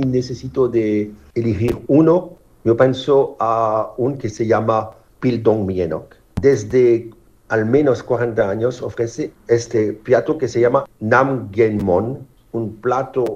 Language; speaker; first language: Spanish; non-native, learner; French